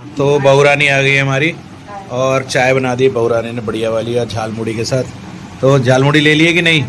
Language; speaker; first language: Hindi; native; Hindi